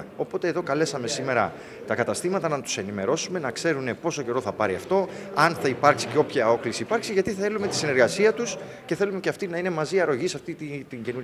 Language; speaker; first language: Greek; native; Greek